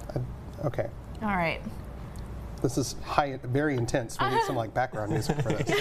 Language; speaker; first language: English; native; English